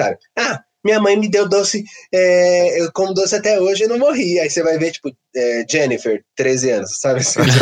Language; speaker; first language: Portuguese; native; Portuguese